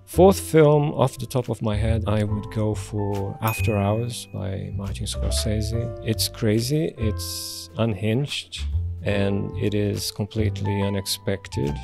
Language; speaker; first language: English; non-native, fluent; Portuguese